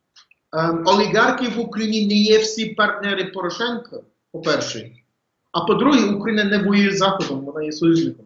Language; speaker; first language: Ukrainian; early bilingual, heritage; English